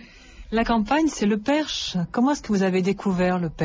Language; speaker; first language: French; native; French